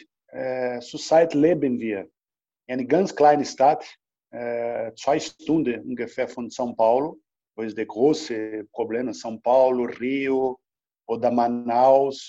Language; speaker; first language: German; non-native, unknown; Portuguese